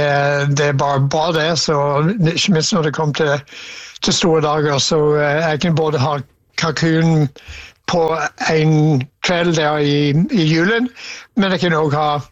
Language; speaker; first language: Norwegian; non-native, fluent; English